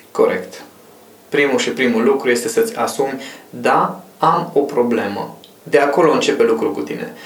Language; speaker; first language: Romanian; non-native, local second language; Hungarian